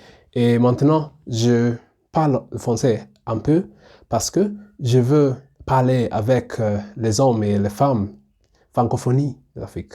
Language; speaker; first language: French; non-native, learner; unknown